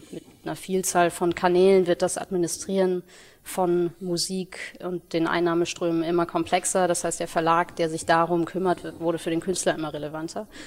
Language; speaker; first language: German; early bilingual, other home language; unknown